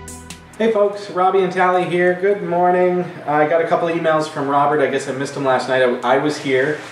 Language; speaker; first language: English; native; English